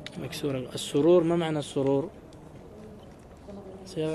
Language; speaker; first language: Arabic; early bilingual, heritage; Arabic